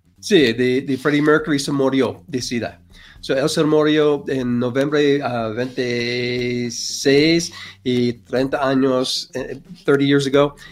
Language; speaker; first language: Spanish; non-native, learner; English